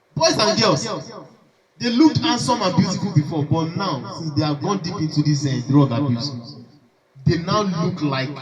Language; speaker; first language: English; non-native, local second language; Yoruba